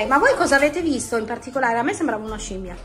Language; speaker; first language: Italian; native; Italian